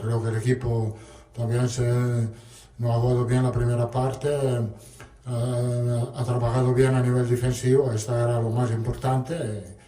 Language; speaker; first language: Spanish; non-native, fluent; Italian